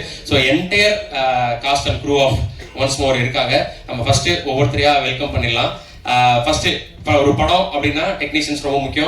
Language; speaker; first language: Tamil; native; Tamil